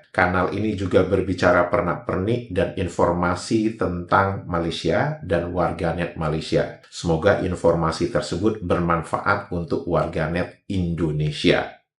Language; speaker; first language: Indonesian; native; Indonesian